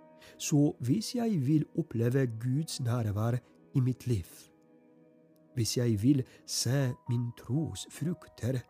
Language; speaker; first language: Norwegian; non-native, fluent; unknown